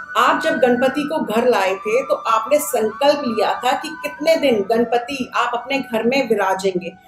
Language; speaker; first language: Hindi; native; Hindi